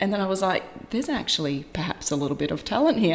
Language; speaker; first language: English; native; English